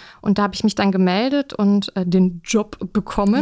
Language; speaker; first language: German; native; German